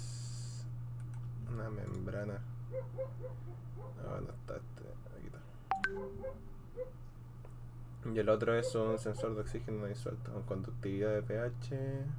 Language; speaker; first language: Spanish; native; Spanish